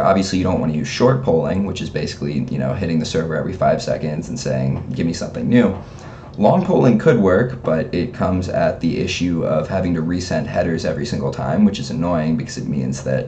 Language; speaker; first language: English; native; English